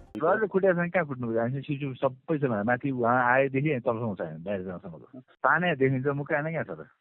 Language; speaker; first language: Nepali; native; Nepali